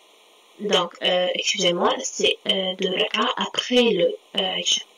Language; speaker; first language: French; non-native, local second language; Arabic